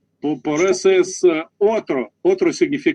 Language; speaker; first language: Spanish; non-native, learner; Russian